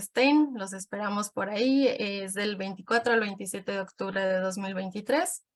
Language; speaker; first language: Spanish; native; Spanish